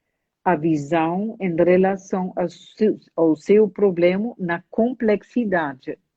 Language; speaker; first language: Portuguese; non-native, fluent; German